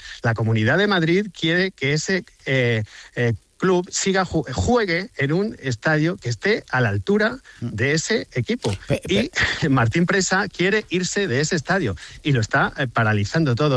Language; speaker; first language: Spanish; native; Spanish